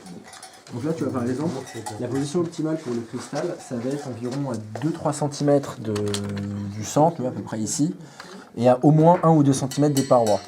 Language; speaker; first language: French; native; French